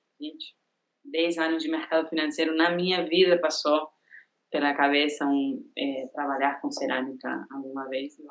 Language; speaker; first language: Portuguese; non-native, fluent; Spanish